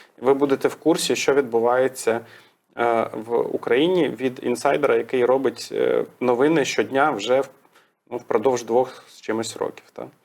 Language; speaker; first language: Ukrainian; native; Ukrainian